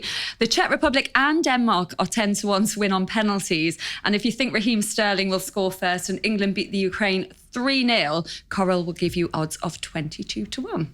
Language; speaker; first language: English; native; English